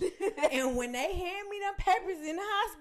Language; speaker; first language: English; native; English